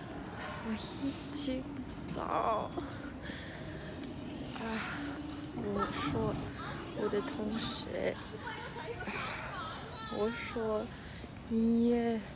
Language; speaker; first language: Chinese; non-native, learner; English